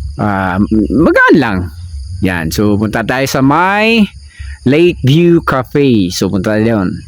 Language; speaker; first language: Filipino; non-native, local second language; Cebuano